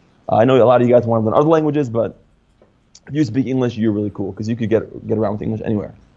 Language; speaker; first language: English; native; English